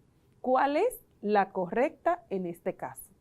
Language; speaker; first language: Spanish; native; Spanish